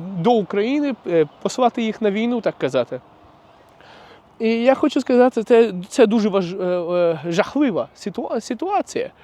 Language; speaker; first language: Ukrainian; non-native, local second language; Russian